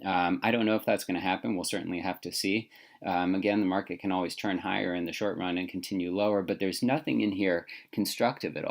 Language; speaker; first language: English; native; English